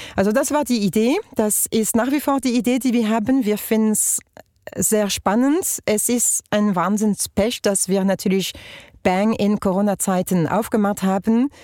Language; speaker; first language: German; non-native, fluent; French